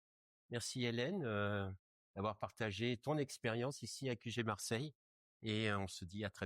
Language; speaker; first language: French; native; French